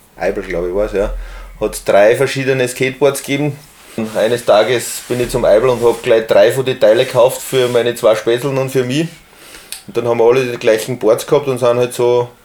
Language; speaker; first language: German; native; German